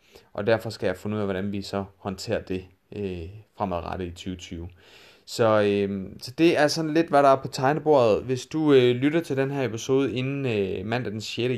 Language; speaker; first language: Danish; native; Danish